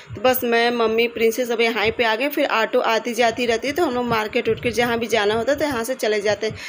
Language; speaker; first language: Hindi; native; Hindi